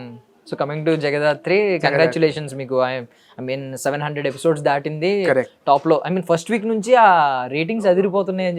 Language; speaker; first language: Telugu; native; Telugu